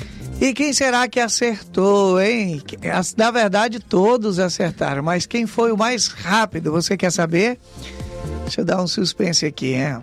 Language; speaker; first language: Portuguese; native; Portuguese